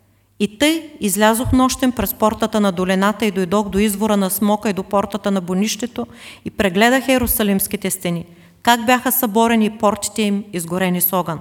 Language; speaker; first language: Bulgarian; native; Bulgarian